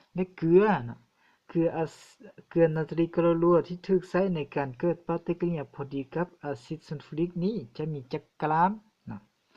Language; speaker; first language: Lao; non-native, local second language; Hmong